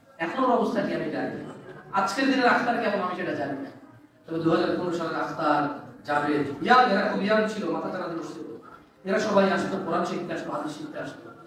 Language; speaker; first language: Bangla; native; Bangla